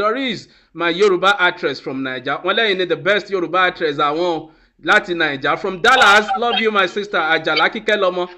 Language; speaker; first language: English; non-native, local second language; Yoruba